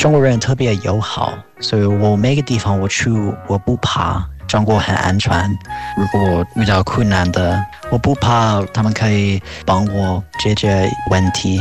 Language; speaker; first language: Chinese; non-native, fluent; English